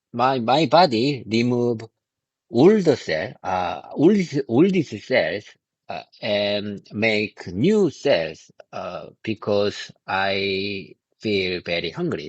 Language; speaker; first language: English; non-native, learner; Korean